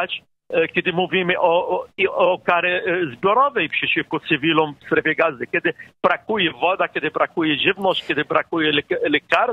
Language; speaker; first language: Polish; non-native, fluent; Arabic